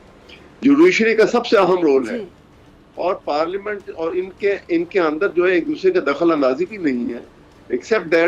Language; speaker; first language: Urdu; native; Urdu